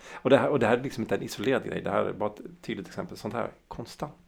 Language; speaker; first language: Swedish; early bilingual, other home language; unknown